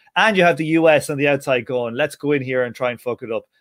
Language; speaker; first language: English; native; English